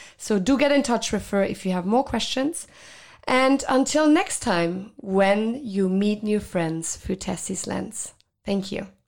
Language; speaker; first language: English; non-native, fluent; Luxembourgish